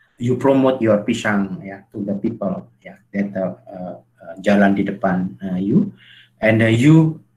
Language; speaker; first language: English; non-native, learner; Indonesian